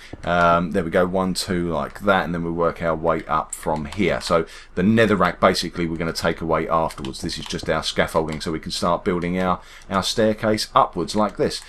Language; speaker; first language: English; native; English